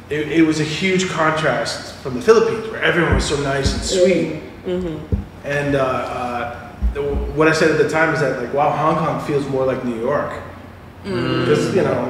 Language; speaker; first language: English; native; English